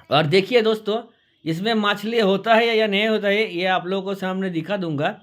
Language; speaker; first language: Hindi; non-native, local second language; Bangla